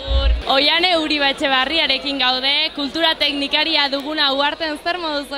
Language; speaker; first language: Basque; native; Basque